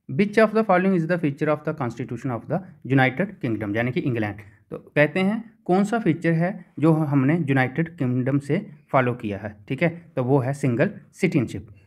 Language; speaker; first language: Hindi; native; Hindi